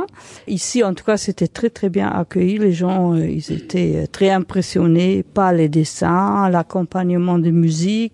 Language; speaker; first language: French; non-native, fluent; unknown